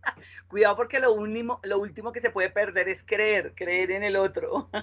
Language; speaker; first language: Spanish; native; Spanish